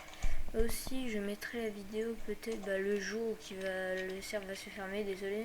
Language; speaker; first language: French; native; French